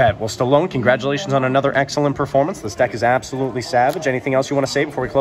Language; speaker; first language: English; native; English